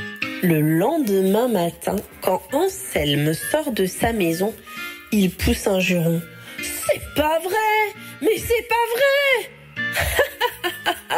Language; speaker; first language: French; native; French